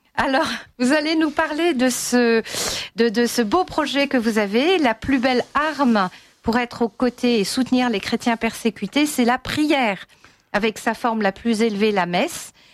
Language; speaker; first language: French; native; French